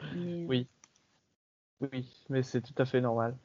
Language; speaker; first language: French; non-native, fluent; English